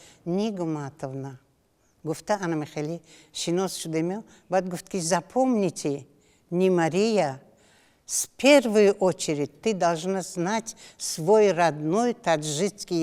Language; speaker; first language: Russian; non-native, local second language; Tajik